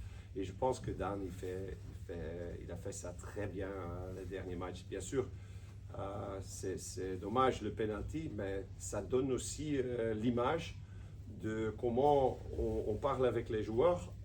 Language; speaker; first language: French; non-native, local second language; Dutch